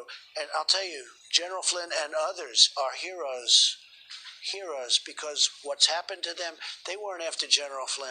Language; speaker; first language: English; native; English